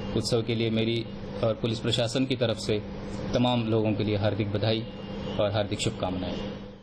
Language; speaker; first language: Hindi; non-native, local second language; Marathi